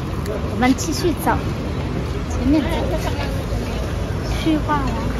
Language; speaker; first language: Chinese; non-native, learner; Vietnamese